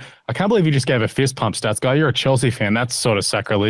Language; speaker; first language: English; native; English